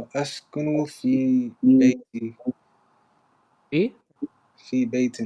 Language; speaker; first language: Arabic; non-native, learner; English